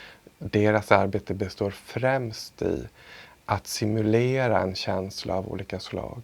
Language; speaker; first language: Swedish; native; Swedish